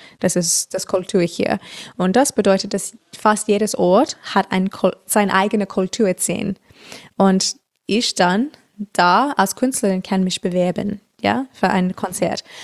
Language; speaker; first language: German; non-native, fluent; English